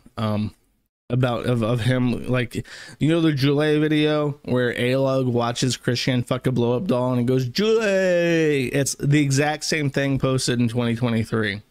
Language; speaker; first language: English; native; English